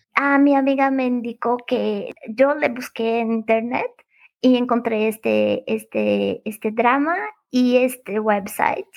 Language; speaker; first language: Spanish; non-native, fluent; Portuguese